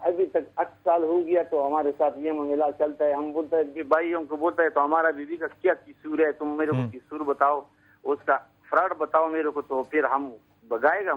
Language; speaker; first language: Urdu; non-native, local second language; Pashto